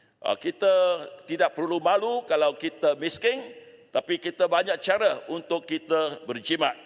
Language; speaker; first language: Malay; non-native, local second language; Chinese